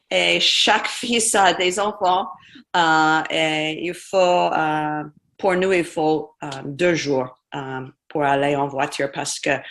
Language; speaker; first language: French; non-native, fluent; English